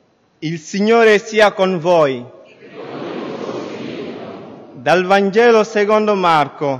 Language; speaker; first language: Italian; native; Italian